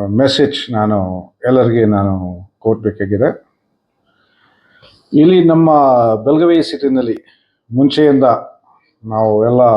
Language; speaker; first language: Kannada; non-native, fluent; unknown